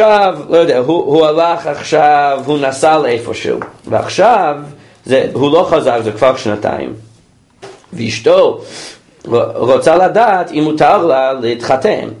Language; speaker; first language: Hebrew; non-native, fluent; English